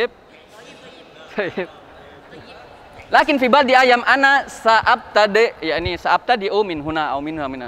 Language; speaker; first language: Arabic; non-native, fluent; Indonesian